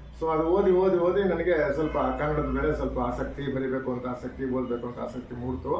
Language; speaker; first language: Kannada; native; Kannada